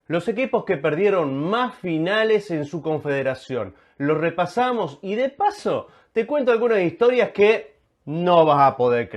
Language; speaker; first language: Spanish; native; Spanish